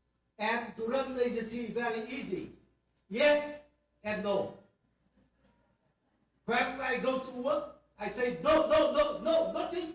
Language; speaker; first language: English; non-native, learner; Vietnamese